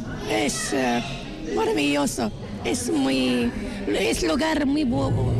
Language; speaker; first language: Spanish; non-native, learner; Arabic